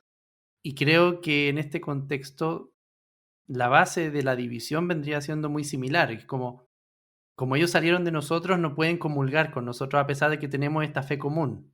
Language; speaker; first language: Spanish; native; Spanish